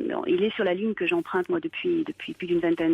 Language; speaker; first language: French; native; French